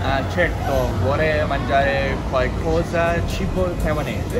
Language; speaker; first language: Italian; non-native, learner; Chinese